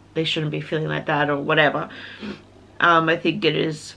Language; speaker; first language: English; native; English